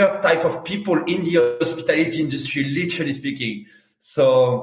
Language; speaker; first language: English; non-native, fluent; French